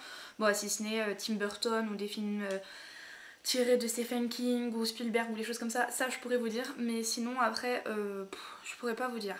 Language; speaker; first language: French; native; French